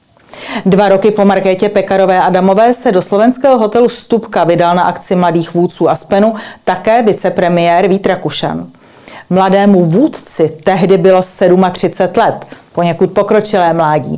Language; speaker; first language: Czech; native; Czech